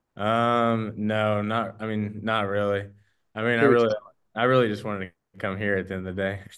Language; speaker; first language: English; native; English